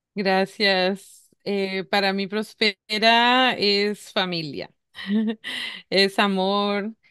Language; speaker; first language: Spanish; native; Spanish